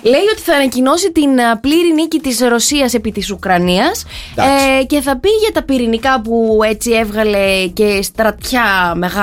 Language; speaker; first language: Greek; native; Greek